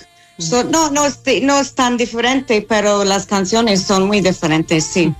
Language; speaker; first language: Spanish; non-native, fluent; English